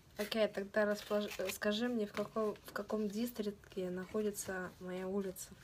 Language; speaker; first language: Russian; native; Russian